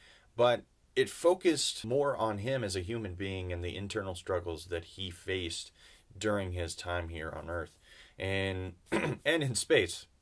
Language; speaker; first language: English; native; English